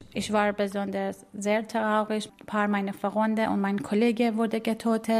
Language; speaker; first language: German; non-native, learner; Persian